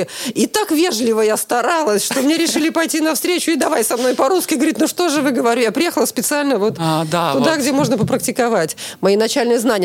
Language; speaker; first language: Russian; native; Russian